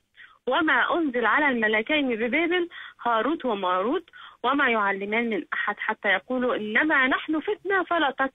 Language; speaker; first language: Arabic; native; Arabic